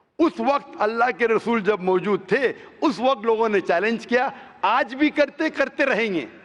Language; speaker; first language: Hindi; non-native, local second language; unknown